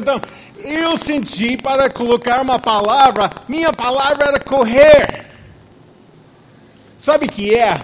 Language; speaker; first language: Portuguese; non-native, fluent; English